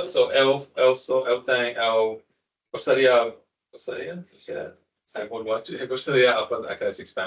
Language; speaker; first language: Portuguese; non-native, learner; Spanish